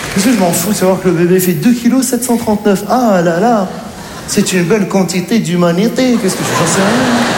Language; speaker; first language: French; native; French